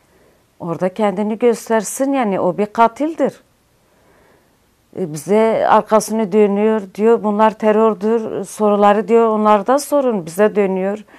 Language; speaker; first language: Turkish; non-native, local second language; Kurdish